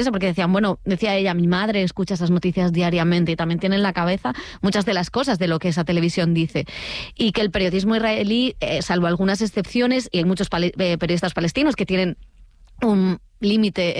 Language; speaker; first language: Spanish; native; Spanish